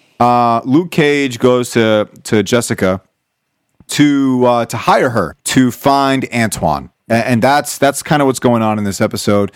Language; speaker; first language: English; native; English